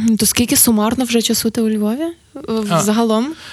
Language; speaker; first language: Ukrainian; native; Ukrainian